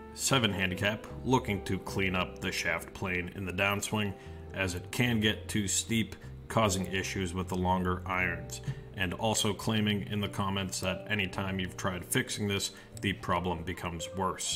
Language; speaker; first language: English; native; English